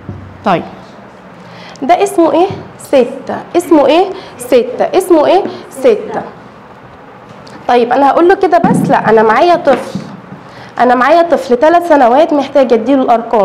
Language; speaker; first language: Arabic; native; Arabic